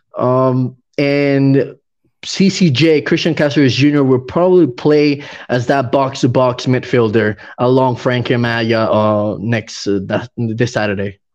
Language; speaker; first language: English; native; English